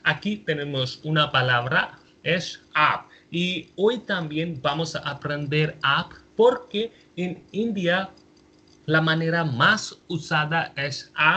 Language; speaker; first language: Spanish; non-native, fluent; Hindi